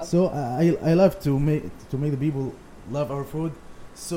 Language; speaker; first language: English; non-native, learner; Arabic